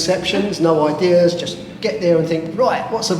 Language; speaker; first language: English; native; English